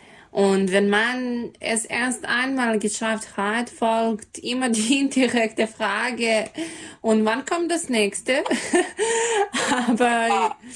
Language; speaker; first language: German; non-native, fluent; Serbian